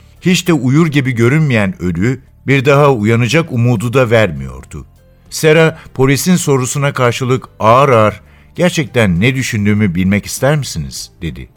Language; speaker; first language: Turkish; native; Turkish